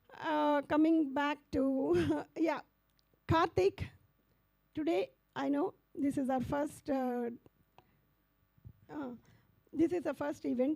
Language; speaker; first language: Telugu; native; Telugu